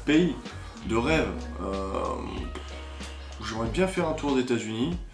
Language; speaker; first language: French; native; French